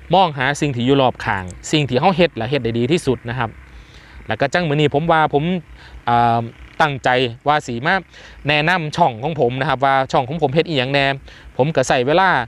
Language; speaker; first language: Thai; non-native, local second language; Northeastern Thai